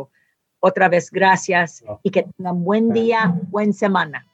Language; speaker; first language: Spanish; non-native, learner; English